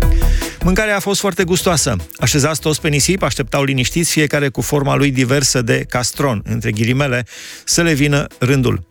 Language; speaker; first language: Romanian; native; Romanian